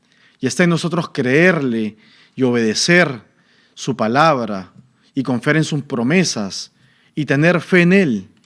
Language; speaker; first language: Spanish; native; Spanish